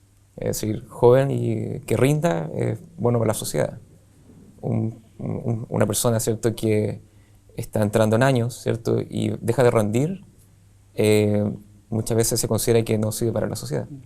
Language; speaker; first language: Spanish; native; Spanish